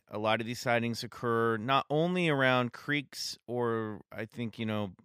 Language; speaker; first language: English; native; English